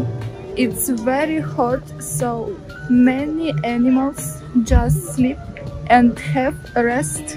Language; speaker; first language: English; non-native, learner; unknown